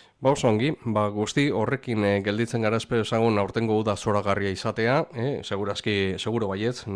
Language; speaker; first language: Basque; native; Basque